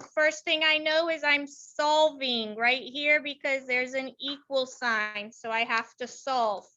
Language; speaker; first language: English; native; English